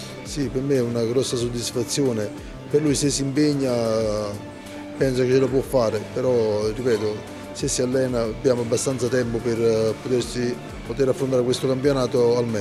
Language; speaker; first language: Italian; native; Italian